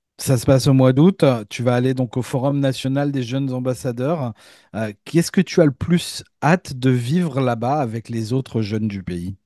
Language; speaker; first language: French; native; French